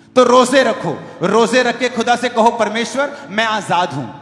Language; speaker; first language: Hindi; non-native, local second language; Punjabi